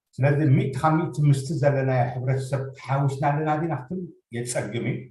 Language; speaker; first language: Tigrinya; native; Tigrinya